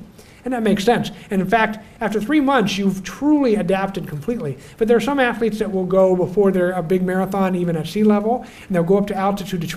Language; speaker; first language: English; native; English